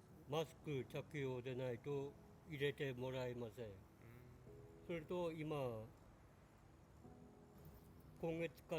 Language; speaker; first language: Japanese; native; Japanese